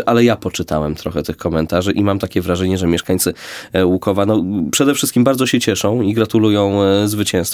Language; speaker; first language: Polish; native; Polish